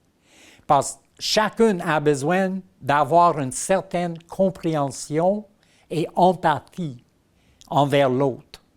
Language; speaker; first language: French; non-native, fluent; English